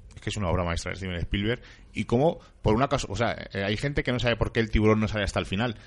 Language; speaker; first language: Spanish; native; Spanish